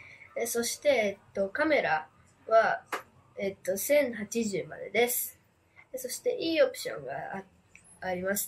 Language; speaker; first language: Japanese; early bilingual, heritage; Japanese